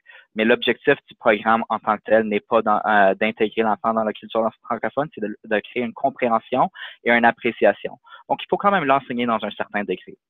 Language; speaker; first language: French; native; French